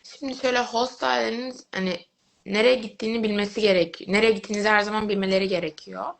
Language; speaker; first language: Turkish; native; Turkish